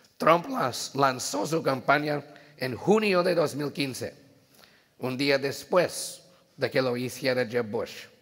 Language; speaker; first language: Spanish; early bilingual, heritage; Spanish